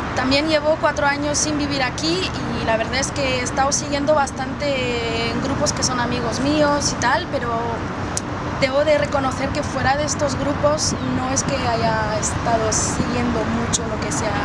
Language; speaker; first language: Spanish; non-native, fluent; French